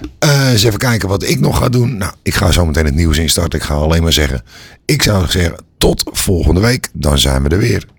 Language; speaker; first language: Dutch; native; Dutch